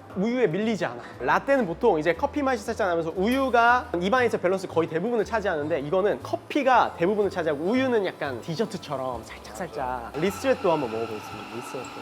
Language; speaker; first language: Korean; native; Korean